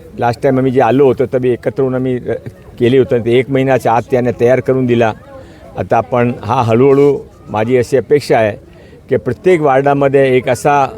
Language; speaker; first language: Marathi; non-native, local second language; Hindi